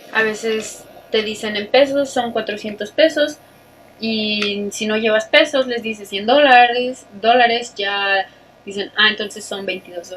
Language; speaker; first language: Spanish; native; Spanish